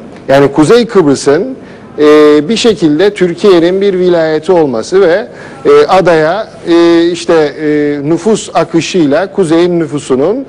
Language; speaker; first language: Turkish; native; Turkish